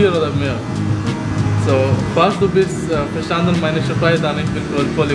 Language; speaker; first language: German; non-native, learner; Urdu